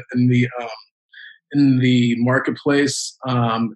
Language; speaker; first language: English; native; English